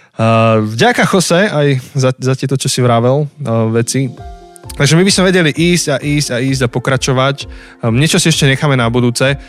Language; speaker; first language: Slovak; native; Slovak